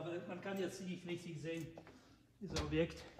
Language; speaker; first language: German; non-native, fluent; Russian